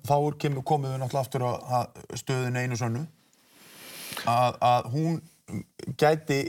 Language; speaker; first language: Icelandic; native; Icelandic